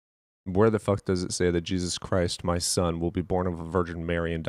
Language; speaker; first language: English; native; English